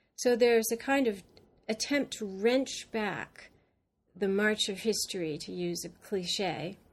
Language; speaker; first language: English; native; English